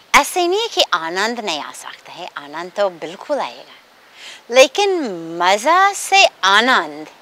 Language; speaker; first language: Hindi; non-native, fluent; English